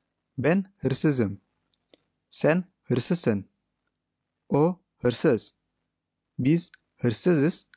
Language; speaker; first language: Turkish; non-native, fluent; Indonesian